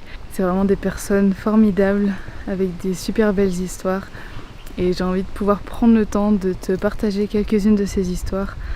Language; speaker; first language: French; native; French